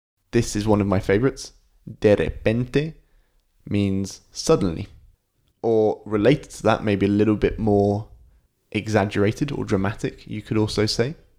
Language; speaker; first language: English; native; English